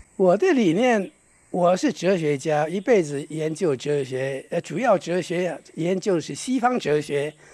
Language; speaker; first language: Chinese; non-native, local second language; Hakka Chinese